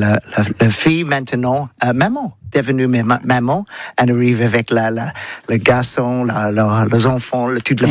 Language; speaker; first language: French; non-native, learner; English